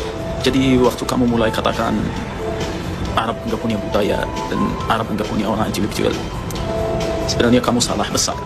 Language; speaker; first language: Indonesian; non-native, fluent; Arabic